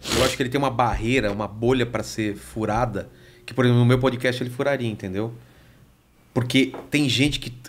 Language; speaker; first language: Portuguese; native; Portuguese